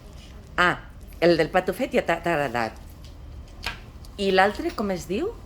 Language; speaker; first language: Catalan; native; Catalan